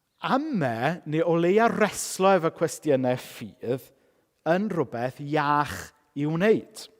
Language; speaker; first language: Welsh; native; Welsh